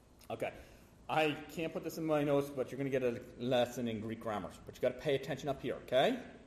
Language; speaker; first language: English; native; English